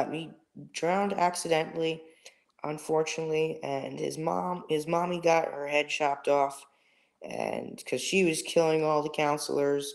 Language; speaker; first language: English; native; English